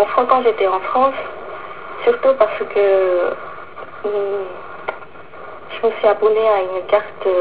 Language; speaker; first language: French; non-native, fluent; Korean